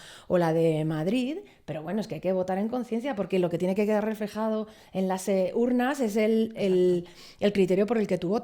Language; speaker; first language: Spanish; native; Spanish